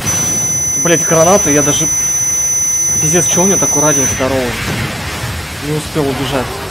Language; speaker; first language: Russian; native; Russian